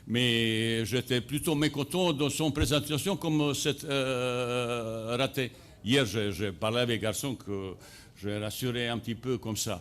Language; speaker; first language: French; non-native, fluent; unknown